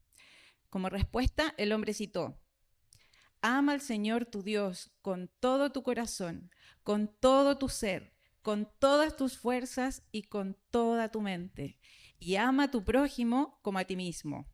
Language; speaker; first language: Spanish; native; Spanish